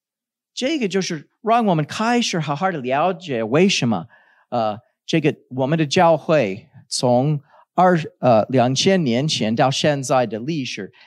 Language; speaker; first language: Chinese; non-native, fluent; English